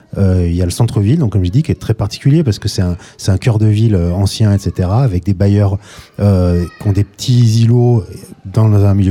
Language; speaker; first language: French; native; French